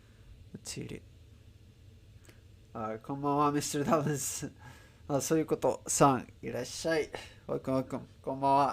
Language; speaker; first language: Japanese; non-native, learner; Spanish